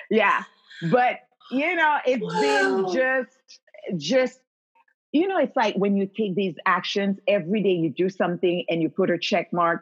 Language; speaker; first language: English; non-native, fluent; Haitian Creole